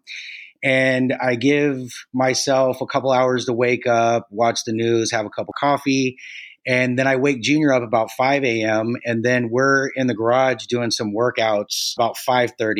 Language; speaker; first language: English; native; English